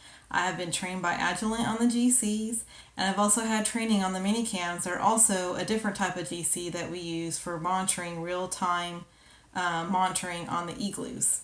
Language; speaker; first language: English; native; English